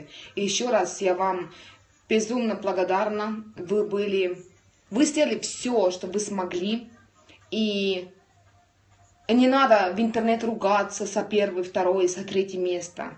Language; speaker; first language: Russian; non-native, learner; Estonian